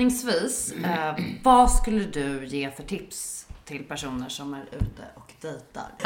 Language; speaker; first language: Swedish; native; Swedish